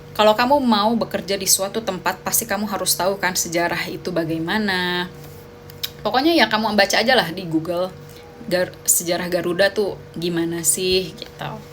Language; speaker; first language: Indonesian; native; Indonesian